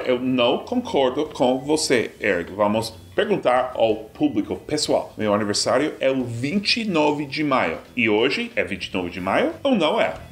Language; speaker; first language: Portuguese; non-native, fluent; English